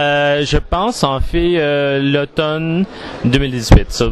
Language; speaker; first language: French; non-native, learner; English